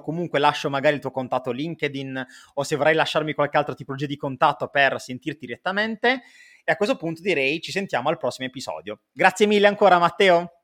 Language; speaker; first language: Italian; native; Italian